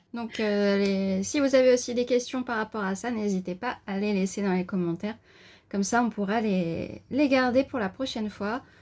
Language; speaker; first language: French; native; French